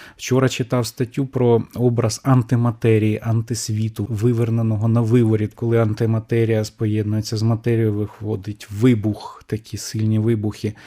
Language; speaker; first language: Ukrainian; native; Ukrainian